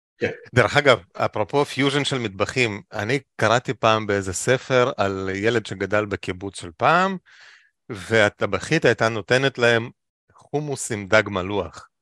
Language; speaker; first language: Hebrew; non-native, fluent; Russian